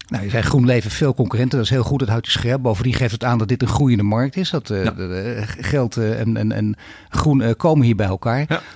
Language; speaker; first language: Dutch; native; Dutch